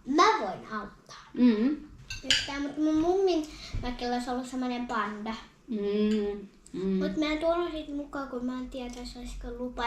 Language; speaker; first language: Finnish; early bilingual, other home language; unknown